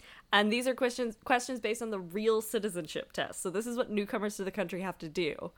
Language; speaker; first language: English; native; English